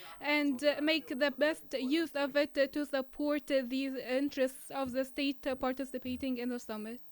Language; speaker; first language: English; non-native, fluent; Arabic